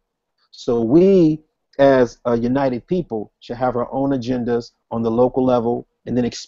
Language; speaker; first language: English; native; English